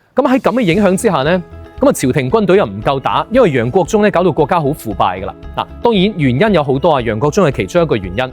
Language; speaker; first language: Cantonese; native; Cantonese